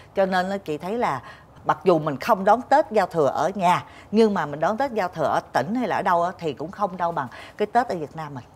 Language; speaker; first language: Vietnamese; native; Vietnamese